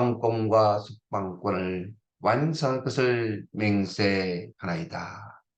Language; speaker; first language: Korean; native; Korean